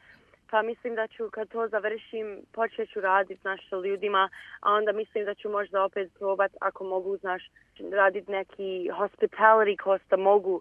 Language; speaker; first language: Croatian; early bilingual, heritage; Bosnian